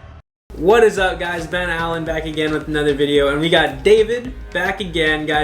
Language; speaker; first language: English; native; English